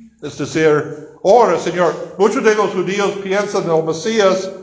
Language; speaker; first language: Spanish; non-native, fluent; English